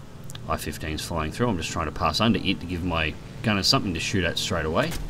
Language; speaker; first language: English; native; English